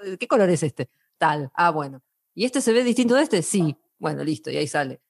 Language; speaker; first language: Spanish; native; Spanish